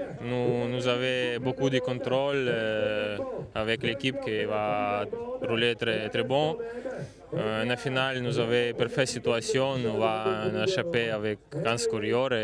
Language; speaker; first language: French; non-native, learner; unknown